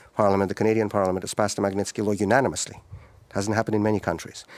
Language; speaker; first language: English; non-native, fluent; Russian